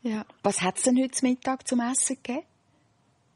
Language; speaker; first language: German; native; German